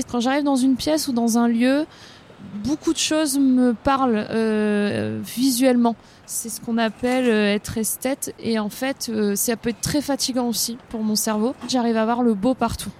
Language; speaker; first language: French; native; French